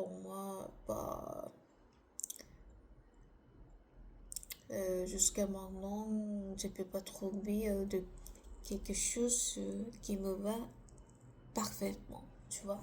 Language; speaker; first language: French; non-native, learner; Korean